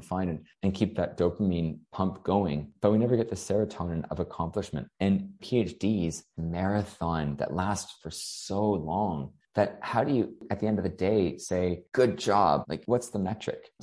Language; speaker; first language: English; native; English